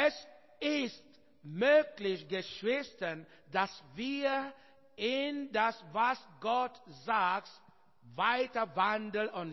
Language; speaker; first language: German; non-native, learner; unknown